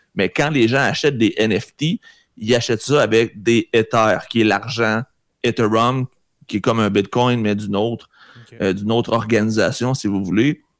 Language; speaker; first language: French; native; French